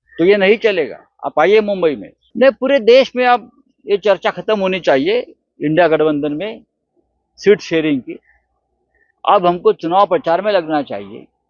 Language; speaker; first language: Hindi; non-native, local second language; Marathi